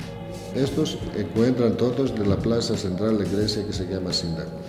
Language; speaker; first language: Spanish; non-native, learner; Greek